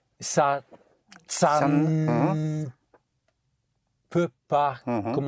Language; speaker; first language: French; non-native, learner; English